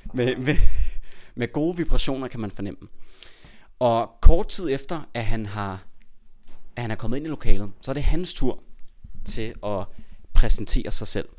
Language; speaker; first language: Danish; native; Danish